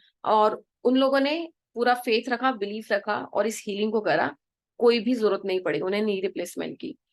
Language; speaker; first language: Hindi; native; Hindi